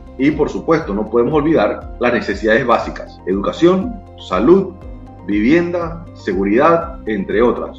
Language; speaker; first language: Spanish; native; Spanish